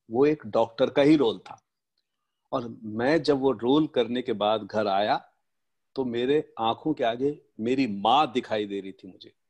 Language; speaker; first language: Hindi; native; Hindi